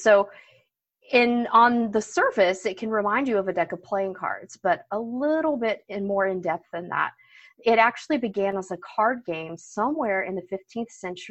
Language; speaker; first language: English; native; English